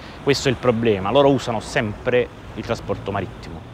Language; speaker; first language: Italian; native; Italian